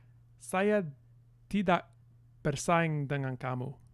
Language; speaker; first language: Indonesian; non-native, learner; English